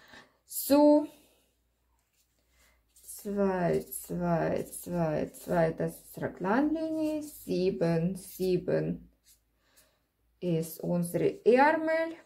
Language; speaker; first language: German; non-native, learner; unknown